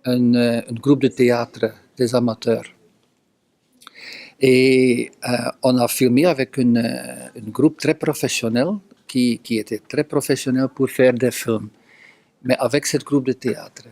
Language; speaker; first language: French; non-native, local second language; Dutch